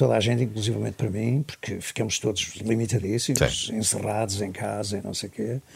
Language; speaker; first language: Portuguese; native; Portuguese